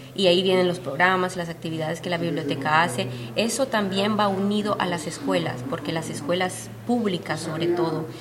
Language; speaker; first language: Spanish; native; Spanish